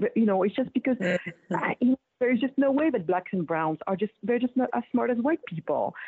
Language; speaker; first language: English; early bilingual, other home language; Wolof